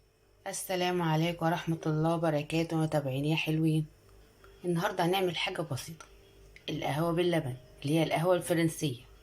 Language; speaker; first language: Arabic; native; Arabic